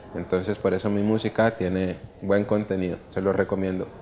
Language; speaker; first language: Spanish; early bilingual, other home language; Italian